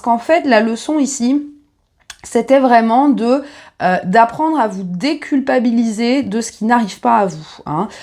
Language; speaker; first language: French; native; French